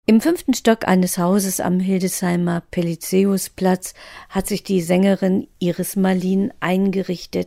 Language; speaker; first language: German; native; German